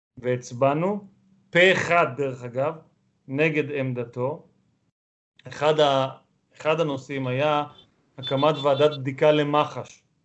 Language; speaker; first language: Hebrew; native; Hebrew